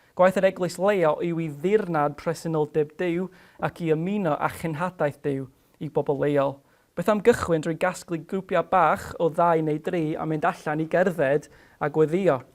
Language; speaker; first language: Welsh; non-native, fluent; English